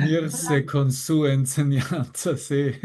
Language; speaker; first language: Spanish; non-native, fluent; German